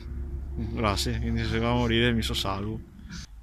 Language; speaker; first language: Italian; native; Italian